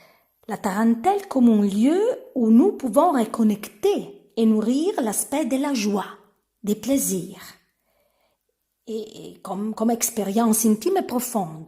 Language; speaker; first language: French; non-native, learner; Italian